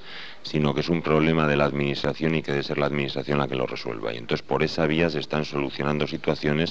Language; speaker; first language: Spanish; native; Spanish